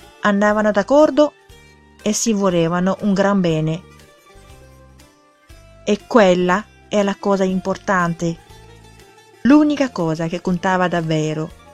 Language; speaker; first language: Italian; non-native, fluent; Chinese